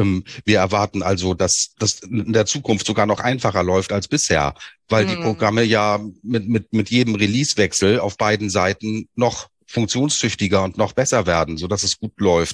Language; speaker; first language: German; native; German